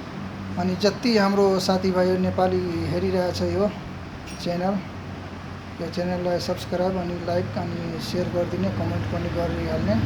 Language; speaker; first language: Nepali; non-native, local second language; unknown